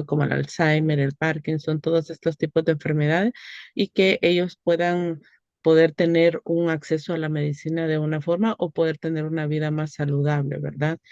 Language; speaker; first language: Spanish; native; Spanish